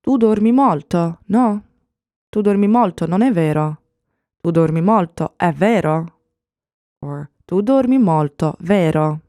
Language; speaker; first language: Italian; non-native, fluent; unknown